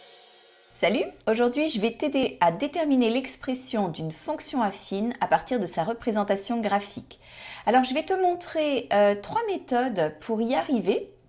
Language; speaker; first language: French; native; French